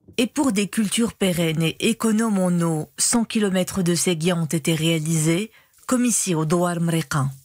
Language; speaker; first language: French; non-native, local second language; Arabic